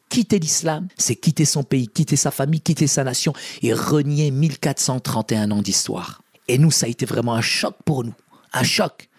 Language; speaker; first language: French; early bilingual, other home language; Arabic